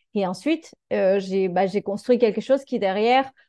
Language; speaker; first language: French; non-native, fluent; Spanish